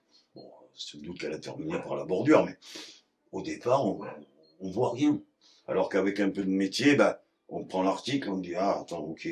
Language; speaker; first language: French; native; French